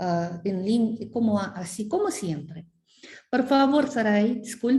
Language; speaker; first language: Spanish; non-native, fluent; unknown